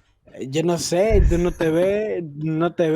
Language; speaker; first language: Spanish; early bilingual, heritage; Spanish